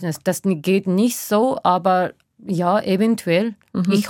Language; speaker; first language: German; non-native, fluent; Japanese